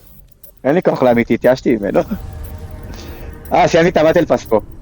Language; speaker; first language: Hebrew; native; Hebrew